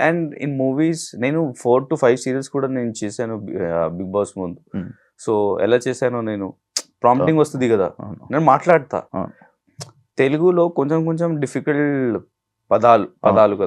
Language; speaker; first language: Telugu; non-native, learner; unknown